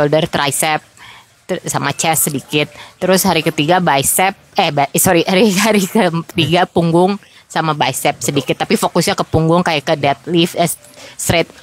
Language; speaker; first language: Indonesian; native; Indonesian